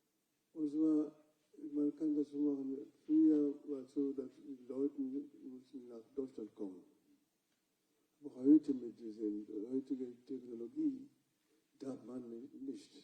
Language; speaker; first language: German; non-native, fluent; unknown